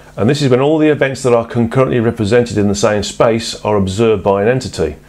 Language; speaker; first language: English; native; English